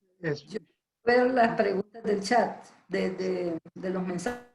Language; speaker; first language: Spanish; native; Spanish